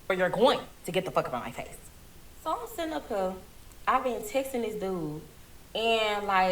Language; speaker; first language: English; native; English